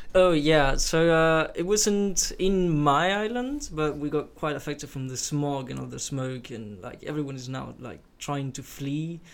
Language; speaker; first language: English; non-native, fluent; Spanish